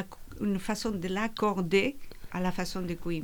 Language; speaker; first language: French; non-native, fluent; Portuguese